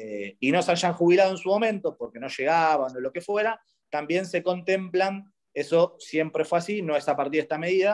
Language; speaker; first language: Spanish; native; Spanish